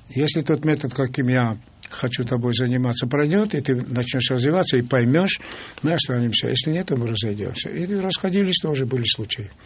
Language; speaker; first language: Russian; non-native, local second language; Georgian